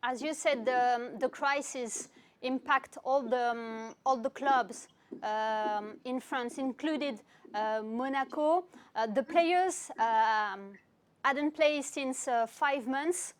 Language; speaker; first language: English; non-native, fluent; French